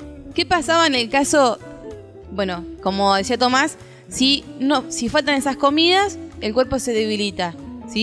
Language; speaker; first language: Spanish; native; Spanish